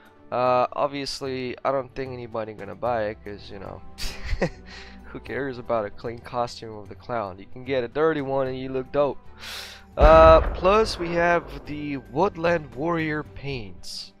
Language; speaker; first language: English; non-native, fluent; Russian